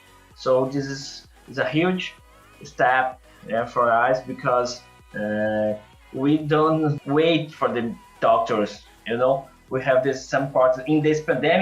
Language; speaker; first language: English; non-native, learner; Portuguese